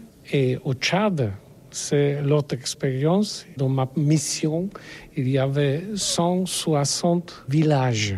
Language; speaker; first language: French; non-native, learner; Polish